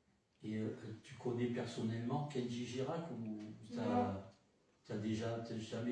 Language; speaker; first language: French; native; French